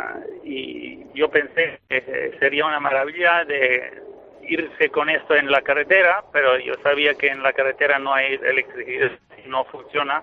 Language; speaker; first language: Spanish; non-native, fluent; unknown